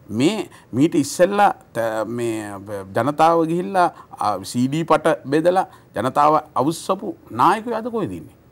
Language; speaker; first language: Sinhala; native; Sinhala